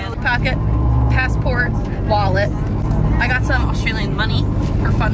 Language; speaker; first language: English; native; English